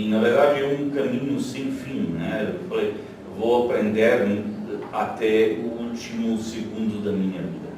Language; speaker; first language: Portuguese; non-native, fluent; Slovenian